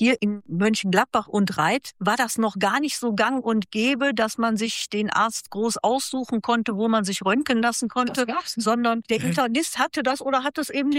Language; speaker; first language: German; native; German